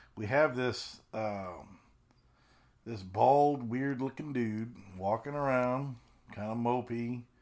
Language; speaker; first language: English; native; English